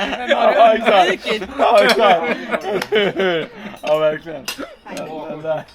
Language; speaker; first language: Swedish; native; Swedish